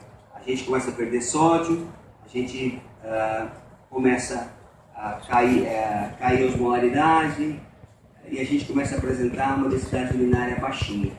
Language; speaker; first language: Portuguese; native; Portuguese